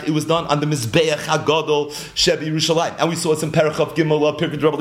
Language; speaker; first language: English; native; English